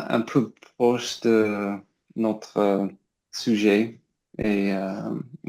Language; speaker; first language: French; non-native, learner; English